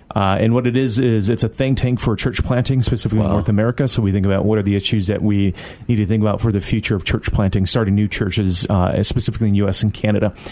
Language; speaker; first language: English; native; English